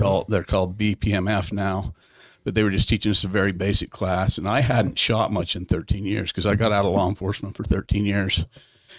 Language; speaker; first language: English; native; English